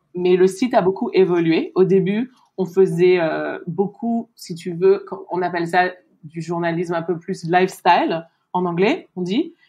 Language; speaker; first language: French; early bilingual, heritage; French